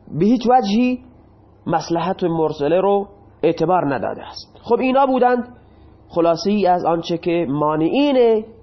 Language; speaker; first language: Persian; non-native, local second language; Baluchi